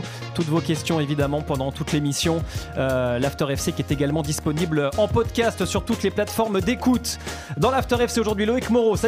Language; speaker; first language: French; native; French